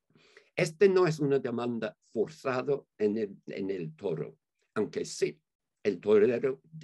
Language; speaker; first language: Spanish; non-native, fluent; English